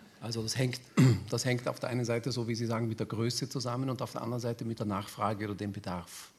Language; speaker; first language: German; native; German